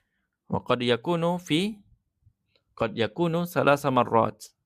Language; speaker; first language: Arabic; non-native, fluent; Malay